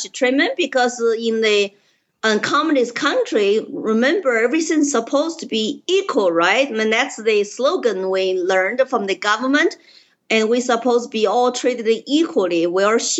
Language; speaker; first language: English; non-native, fluent; Chinese